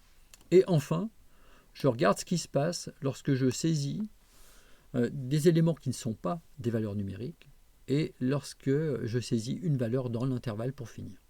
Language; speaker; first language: French; native; French